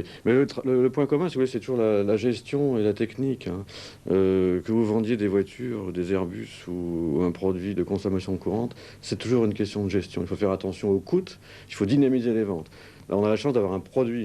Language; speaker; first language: French; native; French